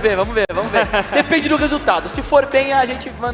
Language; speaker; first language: Portuguese; native; Portuguese